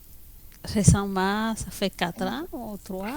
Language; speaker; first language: French; non-native, fluent; Spanish